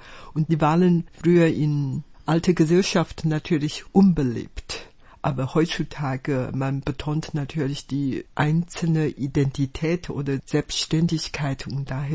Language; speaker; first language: German; non-native, fluent; Chinese